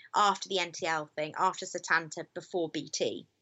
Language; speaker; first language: English; native; English